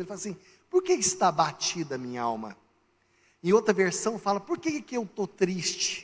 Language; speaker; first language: Portuguese; native; Portuguese